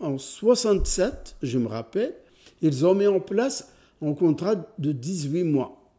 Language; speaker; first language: French; non-native, fluent; Arabic